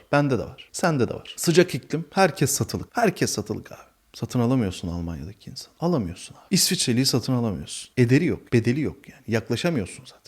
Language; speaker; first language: Turkish; native; Turkish